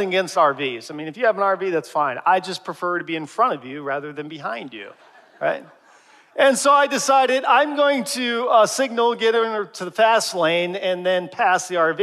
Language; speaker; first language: English; native; English